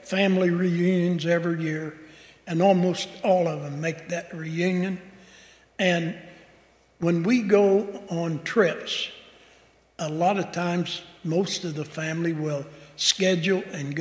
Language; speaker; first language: English; native; English